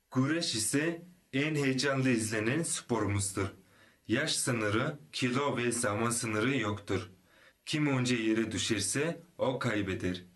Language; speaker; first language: Turkish; non-native, fluent; Kazakh